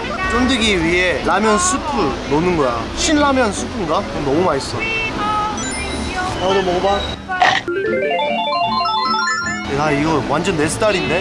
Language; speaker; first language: Korean; non-native, fluent; English